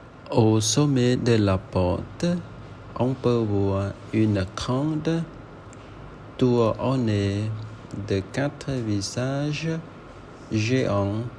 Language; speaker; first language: French; non-native, learner; Khmer